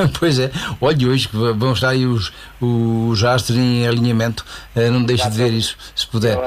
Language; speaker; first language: Portuguese; native; Portuguese